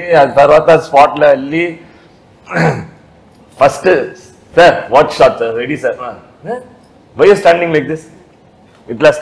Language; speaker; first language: Telugu; non-native, learner; Tamil